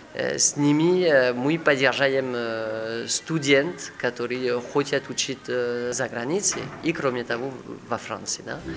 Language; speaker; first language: Russian; non-native, learner; French